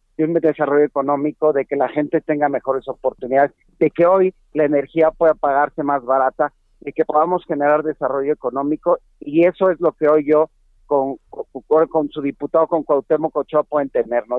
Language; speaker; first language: Spanish; native; Spanish